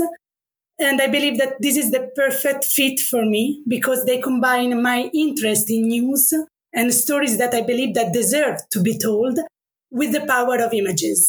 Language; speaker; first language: English; non-native, fluent; Italian